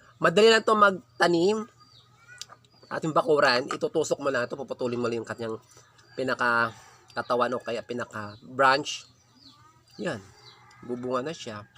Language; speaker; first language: Filipino; non-native, local second language; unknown